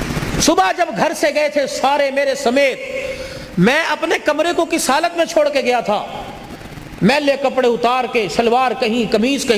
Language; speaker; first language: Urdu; non-native, local second language; Punjabi